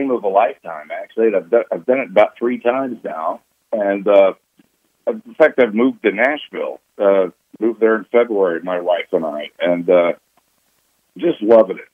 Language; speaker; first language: English; native; English